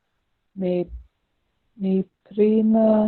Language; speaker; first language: Spanish; non-native, learner; English